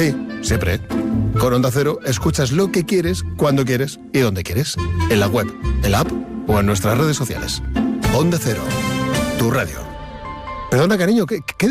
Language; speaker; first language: Spanish; native; Spanish